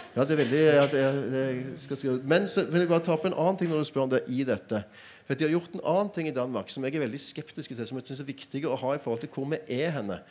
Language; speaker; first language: Norwegian; native; Norwegian